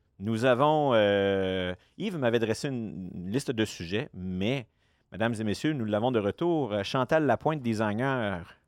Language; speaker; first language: French; native; French